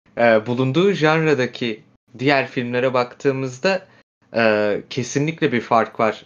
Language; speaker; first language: Turkish; native; Turkish